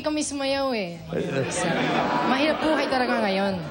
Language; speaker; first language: Filipino; non-native, learner; Japanese